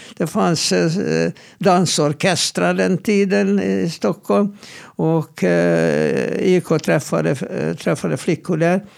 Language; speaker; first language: Swedish; non-native, fluent; Hebrew